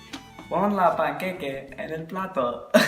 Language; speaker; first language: Spanish; non-native, learner; English